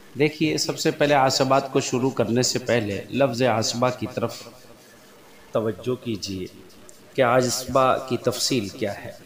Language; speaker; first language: Urdu; native; Urdu